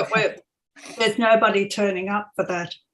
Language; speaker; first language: English; native; English